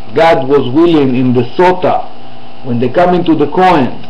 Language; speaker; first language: English; non-native, fluent; Hebrew